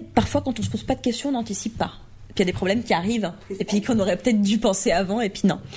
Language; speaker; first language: French; native; French